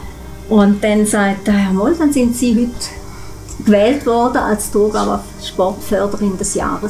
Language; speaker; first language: German; native; German